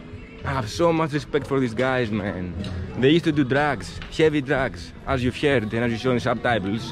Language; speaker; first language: English; non-native, fluent; Greek